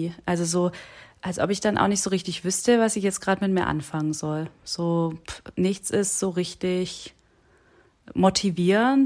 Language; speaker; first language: German; native; German